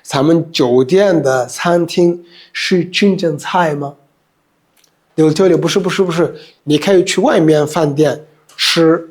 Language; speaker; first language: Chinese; non-native, fluent; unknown